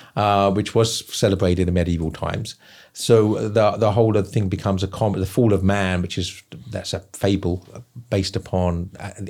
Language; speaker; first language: English; native; English